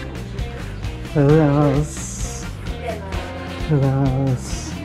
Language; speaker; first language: Japanese; native; Japanese